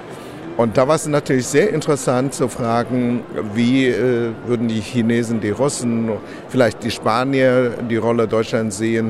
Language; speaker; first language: German; non-native, fluent; Chinese